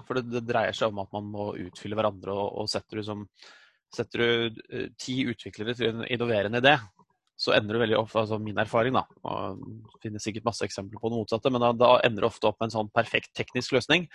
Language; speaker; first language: Norwegian; native; Norwegian